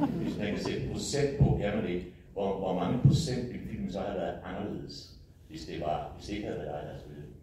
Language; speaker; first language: Danish; native; Danish